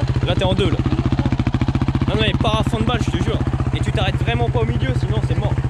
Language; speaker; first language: French; native; French